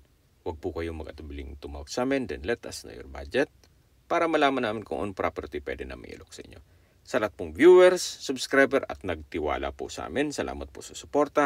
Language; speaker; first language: Filipino; native; Filipino